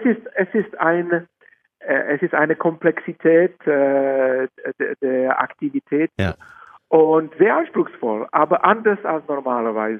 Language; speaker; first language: German; non-native, fluent; Czech